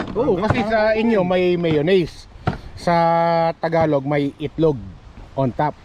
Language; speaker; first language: Filipino; non-native, local second language; Iloko